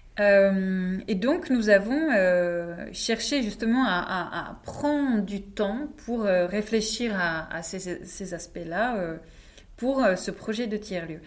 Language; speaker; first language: French; non-native, fluent; Czech